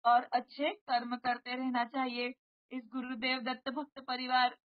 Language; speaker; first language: Hindi; non-native, local second language; Marathi